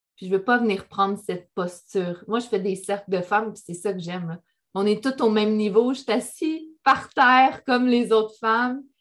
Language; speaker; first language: French; native; French